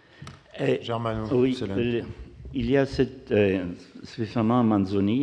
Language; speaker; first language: French; non-native, fluent; Italian